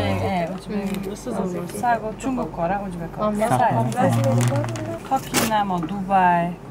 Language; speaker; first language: Korean; non-native, learner; Uzbek